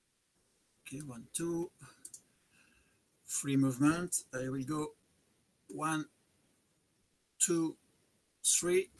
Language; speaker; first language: English; non-native, fluent; French